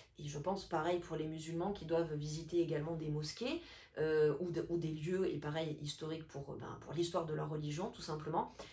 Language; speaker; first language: French; native; French